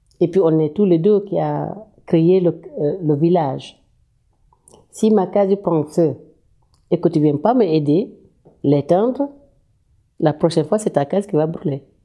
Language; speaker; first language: French; non-native, local second language; Wolof